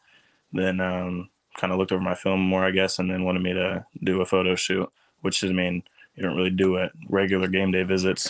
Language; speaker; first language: English; native; English